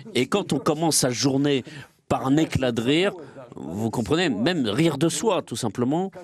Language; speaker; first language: French; non-native, fluent; Russian